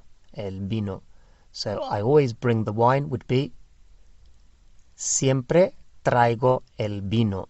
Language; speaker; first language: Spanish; non-native, fluent; English